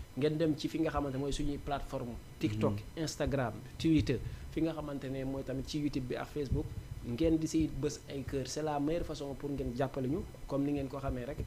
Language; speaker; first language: Wolof; non-native, local second language; Serer